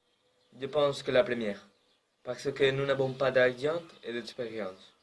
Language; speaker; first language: French; non-native, learner; Spanish